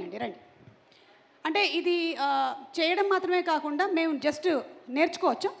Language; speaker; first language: Telugu; native; Telugu